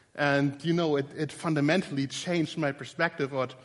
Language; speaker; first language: English; non-native, fluent; German